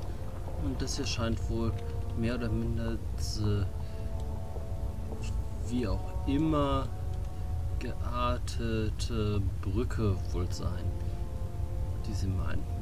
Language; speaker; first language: German; native; German